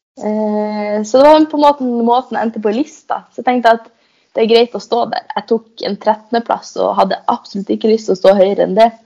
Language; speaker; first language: Norwegian; native; Norwegian